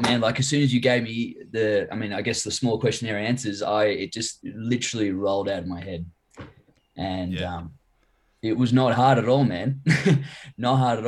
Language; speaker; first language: English; native; English